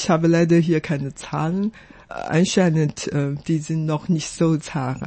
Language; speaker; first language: German; non-native, fluent; Chinese